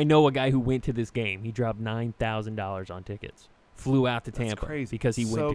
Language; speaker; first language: English; native; English